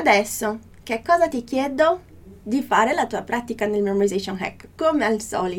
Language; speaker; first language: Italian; non-native, fluent; Portuguese